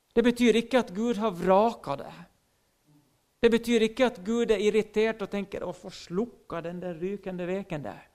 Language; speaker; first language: Norwegian; non-native, fluent; Finnish